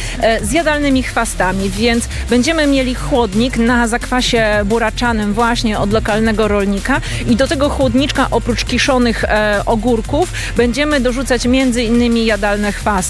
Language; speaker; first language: Polish; native; Polish